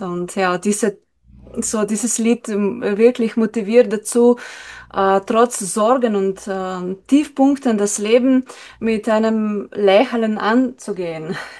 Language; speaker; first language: German; non-native, learner; Slovenian